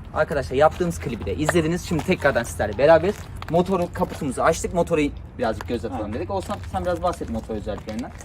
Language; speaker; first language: Turkish; native; Turkish